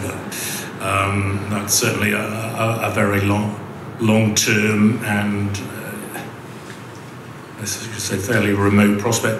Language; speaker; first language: English; native; English